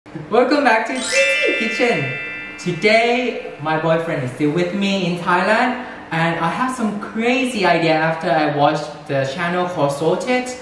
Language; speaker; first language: English; non-native, fluent; Thai